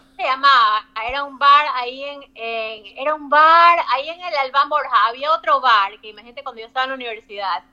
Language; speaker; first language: Spanish; native; Spanish